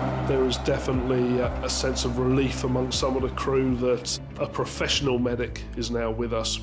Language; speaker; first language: English; native; English